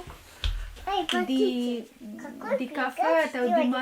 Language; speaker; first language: Indonesian; non-native, fluent; Russian